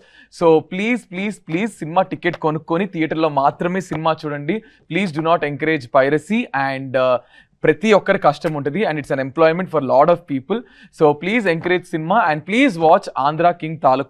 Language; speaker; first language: Telugu; native; Telugu